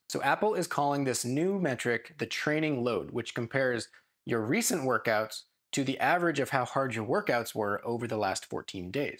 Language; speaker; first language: English; native; English